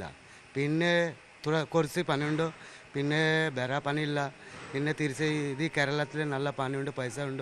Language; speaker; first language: Malayalam; non-native, learner; Bangla